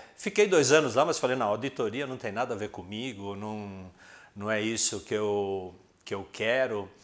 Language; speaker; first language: Portuguese; early bilingual, other home language; Spanish